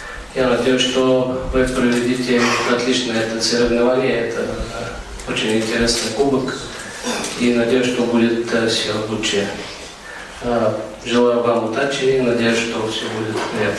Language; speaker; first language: Russian; non-native, learner; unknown